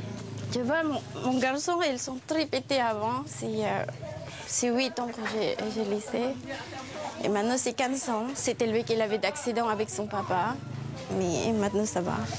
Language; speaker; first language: French; non-native, learner; Filipino